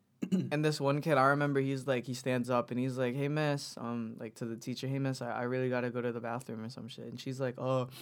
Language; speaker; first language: English; non-native, local second language; Filipino